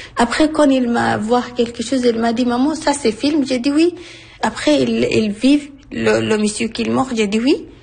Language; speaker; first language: French; non-native, learner; Arabic